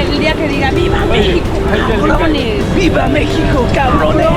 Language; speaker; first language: Spanish; native; Spanish